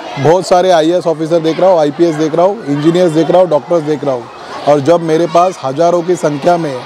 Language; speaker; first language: Hindi; non-native, local second language; Marathi